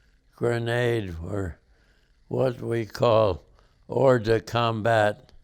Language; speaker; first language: English; native; English